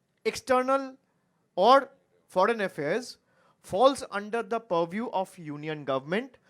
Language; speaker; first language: English; non-native, local second language; Bangla